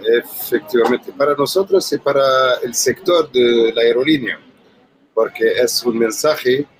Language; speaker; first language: Spanish; non-native, learner; Arabic